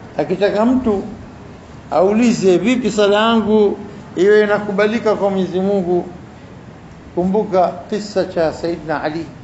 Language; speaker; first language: Swahili; native; Swahili